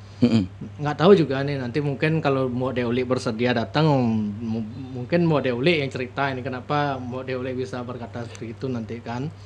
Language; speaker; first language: Indonesian; non-native, local second language; Balinese